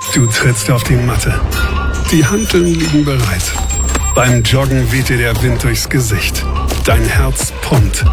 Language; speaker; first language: German; native; German